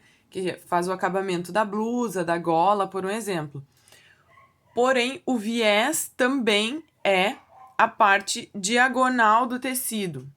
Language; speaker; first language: Portuguese; native; Portuguese